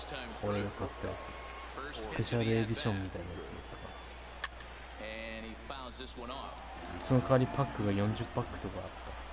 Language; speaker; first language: Japanese; native; Japanese